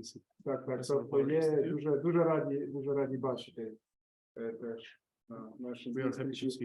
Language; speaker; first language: Ukrainian; native; Ukrainian